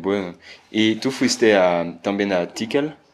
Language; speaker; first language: Spanish; non-native, fluent; French